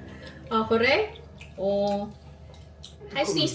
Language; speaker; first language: Korean; non-native, learner; Filipino